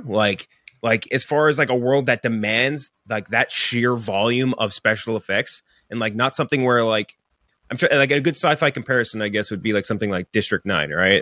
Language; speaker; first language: English; native; English